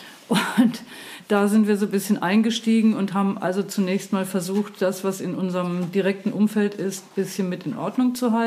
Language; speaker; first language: German; native; German